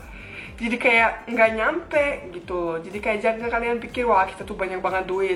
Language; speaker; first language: Indonesian; non-native, fluent; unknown